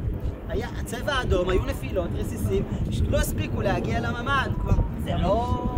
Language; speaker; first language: Hebrew; native; Hebrew